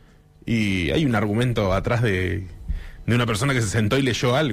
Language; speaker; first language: Spanish; native; Spanish